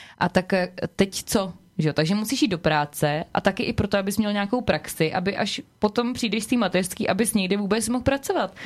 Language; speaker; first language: Czech; native; Czech